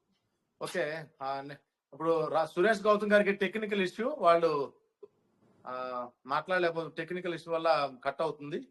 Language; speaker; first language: Telugu; native; Telugu